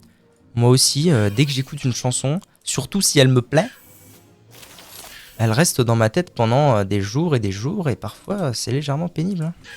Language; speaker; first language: French; native; French